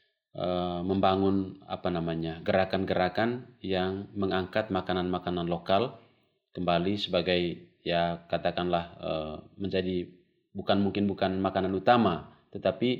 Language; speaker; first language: Indonesian; native; Indonesian